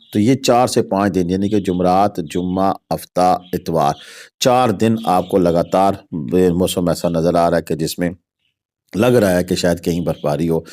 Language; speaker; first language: Urdu; non-native, local second language; Pahari-Potwari